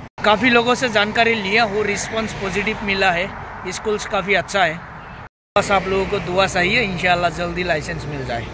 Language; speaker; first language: Hindi; non-native, local second language; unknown